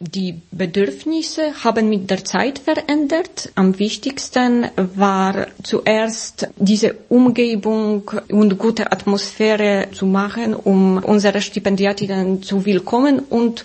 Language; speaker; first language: German; non-native, fluent; Polish